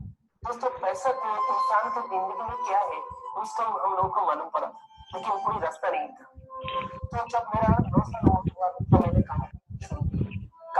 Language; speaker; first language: Hindi; non-native, local second language; Bangla